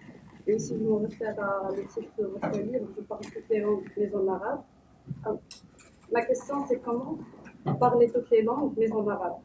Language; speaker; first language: French; non-native, local second language; Arabic